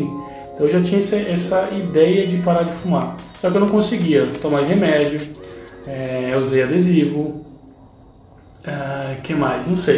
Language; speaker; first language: Portuguese; native; Portuguese